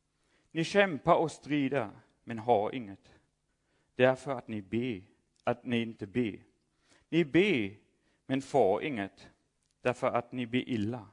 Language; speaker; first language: Swedish; non-native, fluent; German